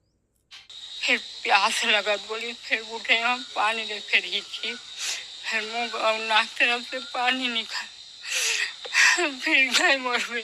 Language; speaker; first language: Hindi; non-native, local second language; Chhattisgarhi